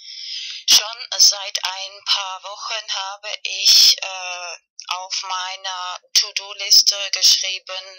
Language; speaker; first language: German; non-native, learner; Spanish